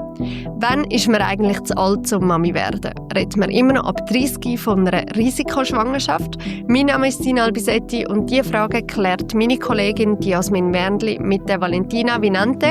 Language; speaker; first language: German; native; German